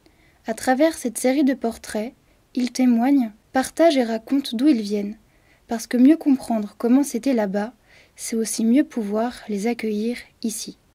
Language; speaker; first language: French; native; French